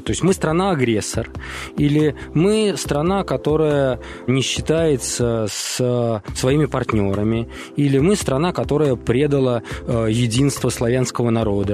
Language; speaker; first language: Russian; native; Russian